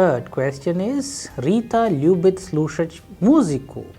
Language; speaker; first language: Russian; non-native, fluent; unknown